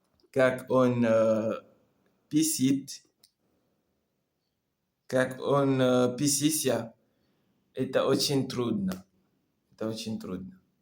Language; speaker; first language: Russian; non-native, learner; French